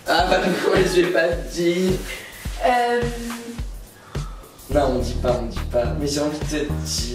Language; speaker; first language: French; native; French